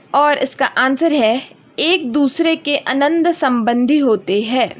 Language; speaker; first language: Hindi; non-native, local second language; Marathi